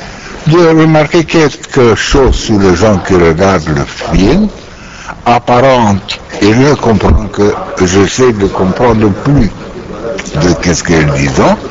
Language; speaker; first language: French; non-native, learner; Romanian